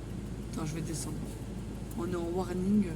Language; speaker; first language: French; native; French